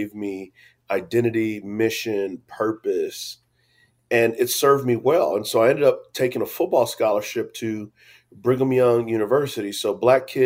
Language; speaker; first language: English; native; English